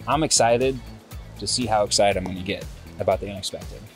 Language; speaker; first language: English; native; English